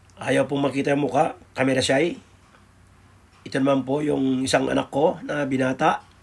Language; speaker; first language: Filipino; non-native, local second language; Iloko